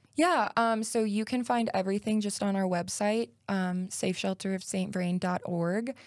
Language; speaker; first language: English; native; English